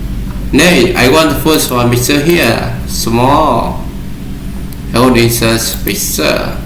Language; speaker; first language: English; non-native, learner; Vietnamese